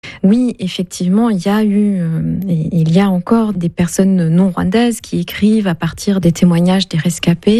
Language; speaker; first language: French; non-native, local second language; Kinyarwanda